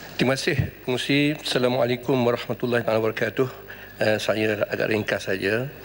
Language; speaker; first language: Malay; native; Malay